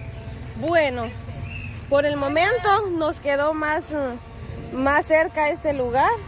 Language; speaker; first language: Spanish; native; Spanish